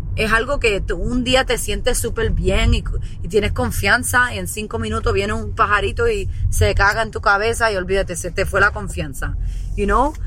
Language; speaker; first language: Spanish; early bilingual, other home language; English